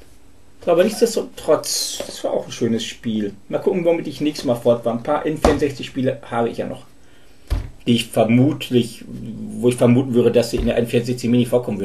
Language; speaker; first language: German; native; German